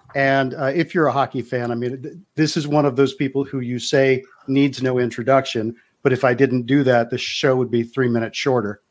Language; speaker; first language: English; native; English